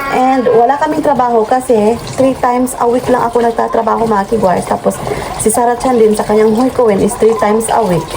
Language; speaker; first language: Filipino; non-native, local second language; Cebuano